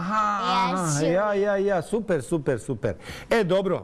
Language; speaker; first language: Bosnian; native; Bosnian